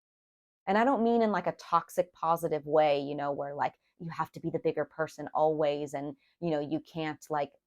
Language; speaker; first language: English; native; English